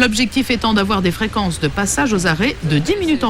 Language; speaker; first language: French; native; French